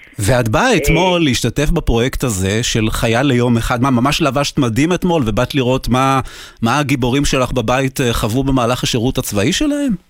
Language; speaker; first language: Hebrew; native; Hebrew